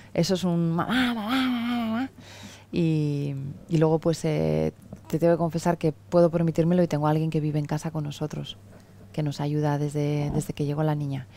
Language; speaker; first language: Spanish; native; Spanish